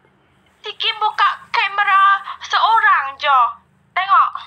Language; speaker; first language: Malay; non-native, learner; Vietnamese